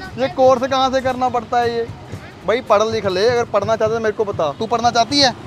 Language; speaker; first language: Hindi; non-native, local second language; Punjabi